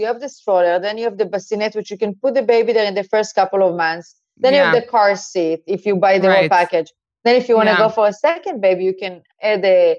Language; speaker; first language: English; non-native, fluent; Hebrew